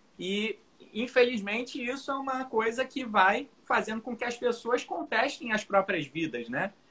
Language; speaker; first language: Portuguese; native; Portuguese